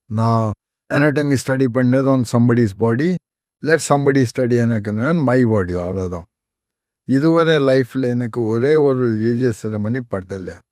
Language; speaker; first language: Tamil; non-native, fluent; Konkani